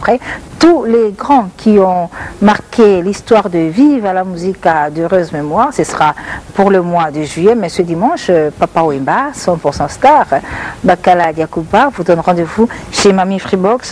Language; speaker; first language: French; non-native, local second language; Lingala